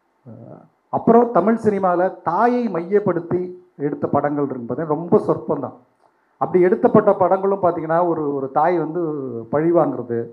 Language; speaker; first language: Tamil; native; Tamil